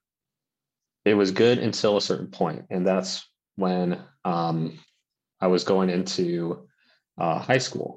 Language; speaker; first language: English; native; English